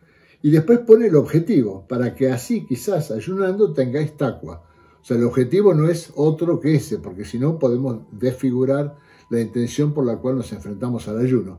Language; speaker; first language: Spanish; native; Spanish